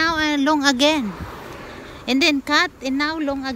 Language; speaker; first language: English; non-native, local second language; Filipino